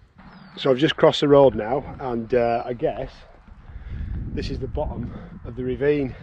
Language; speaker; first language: English; native; English